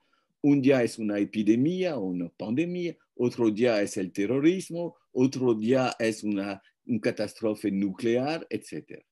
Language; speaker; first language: Spanish; non-native, fluent; French